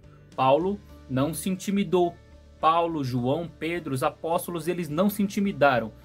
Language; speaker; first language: Portuguese; native; Portuguese